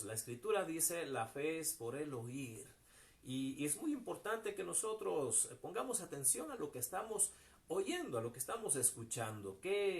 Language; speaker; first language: Spanish; native; Spanish